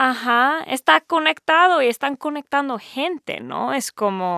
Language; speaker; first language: Spanish; early bilingual, heritage; English